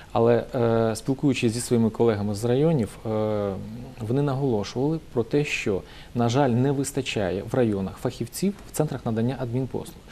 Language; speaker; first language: Ukrainian; native; Ukrainian